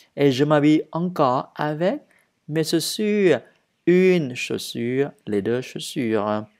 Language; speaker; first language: French; non-native, fluent; Vietnamese